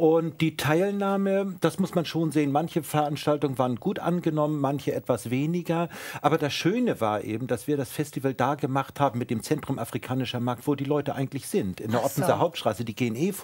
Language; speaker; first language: German; native; German